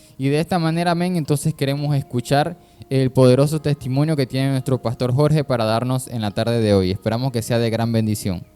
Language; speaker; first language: Spanish; native; Spanish